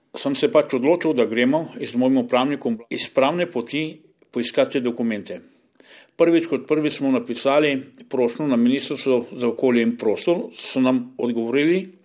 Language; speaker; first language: Slovenian; non-native, local second language; Romany